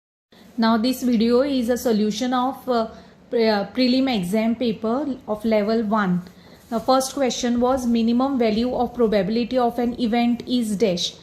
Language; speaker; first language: English; non-native, local second language; Konkani